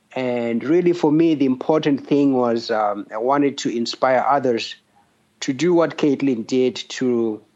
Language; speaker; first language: English; non-native, local second language; Shona